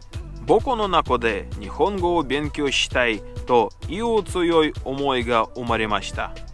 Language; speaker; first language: Japanese; non-native, learner; Russian